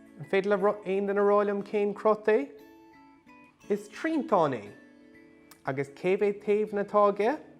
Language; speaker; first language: Irish; non-native, local second language; English